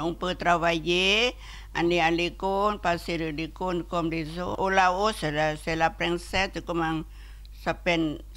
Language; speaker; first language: French; non-native, learner; Lao